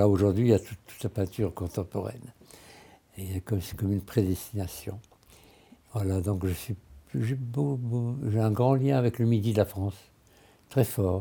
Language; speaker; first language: French; early bilingual, other home language; Russian